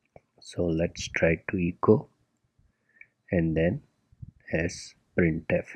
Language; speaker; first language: English; non-native, local second language; Gujarati